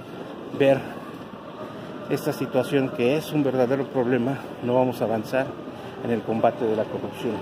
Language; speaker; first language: Spanish; native; Spanish